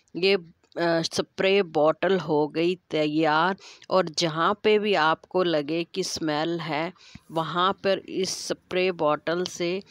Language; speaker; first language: Hindi; native; Hindi